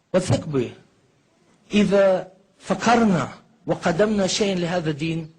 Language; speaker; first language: Arabic; non-native, fluent; German